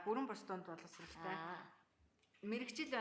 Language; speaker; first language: Mongolian; native; Mongolian